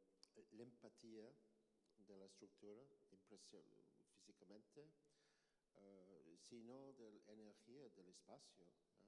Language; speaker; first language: Spanish; non-native, learner; English